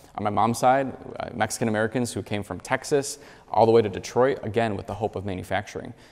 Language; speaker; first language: English; native; English